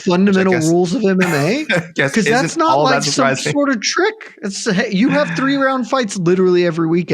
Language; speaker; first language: English; native; English